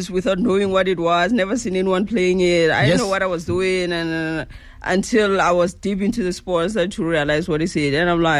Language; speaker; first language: English; non-native, local second language; Northern Sotho